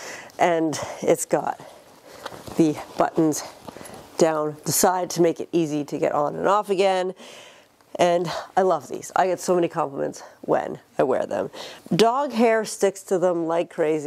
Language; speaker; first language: English; native; English